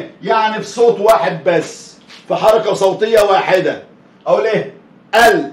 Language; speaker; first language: Arabic; native; Arabic